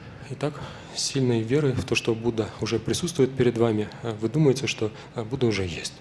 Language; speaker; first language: Russian; native; Russian